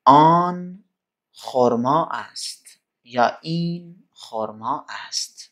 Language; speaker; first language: Persian; non-native, fluent; Urdu